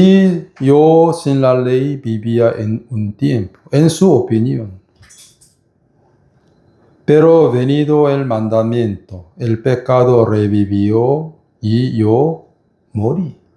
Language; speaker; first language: Spanish; non-native, fluent; Korean